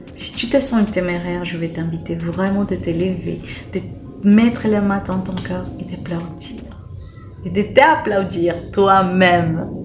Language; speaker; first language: French; non-native, fluent; Spanish